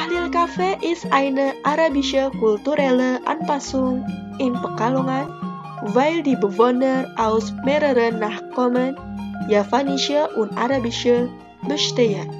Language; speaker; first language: German; non-native, fluent; Indonesian